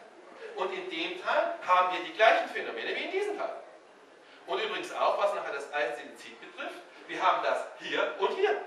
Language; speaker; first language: German; native; German